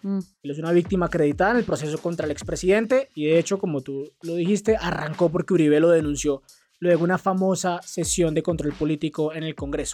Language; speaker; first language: Spanish; native; Spanish